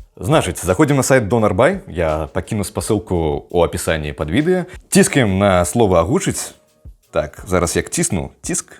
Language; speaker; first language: Belarusian; non-native, local second language; Russian